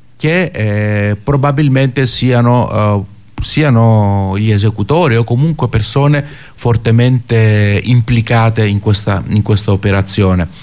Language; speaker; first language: Italian; non-native, fluent; Greek